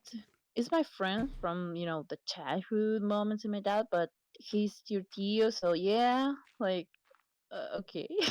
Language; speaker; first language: English; non-native, learner; Spanish